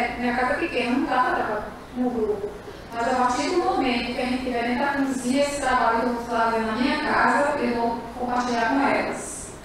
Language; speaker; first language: Portuguese; native; Portuguese